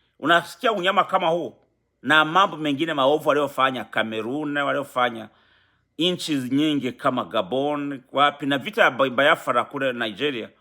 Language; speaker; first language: Swahili; non-native, local second language; Rundi